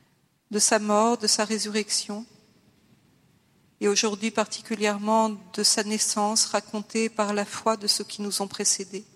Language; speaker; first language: French; native; French